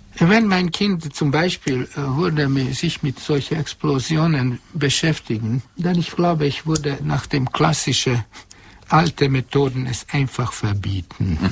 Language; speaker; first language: German; non-native, fluent; Hungarian